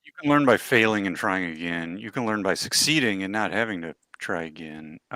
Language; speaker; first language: English; native; English